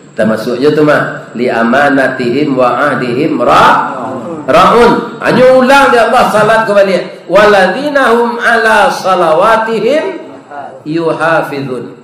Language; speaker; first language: Malay; non-native, local second language; Minangkabau